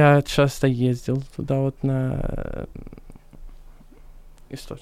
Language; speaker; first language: Russian; non-native, fluent; Arabic